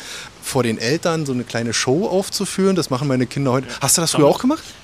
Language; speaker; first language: German; native; German